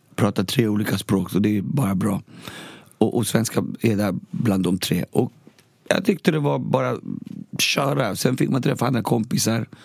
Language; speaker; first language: Swedish; early bilingual, other home language; Spanish